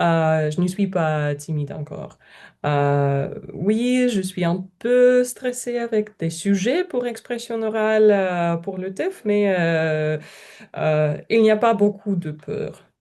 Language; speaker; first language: French; non-native, learner; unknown